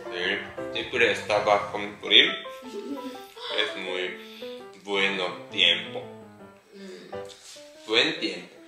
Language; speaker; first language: Spanish; non-native, learner; Japanese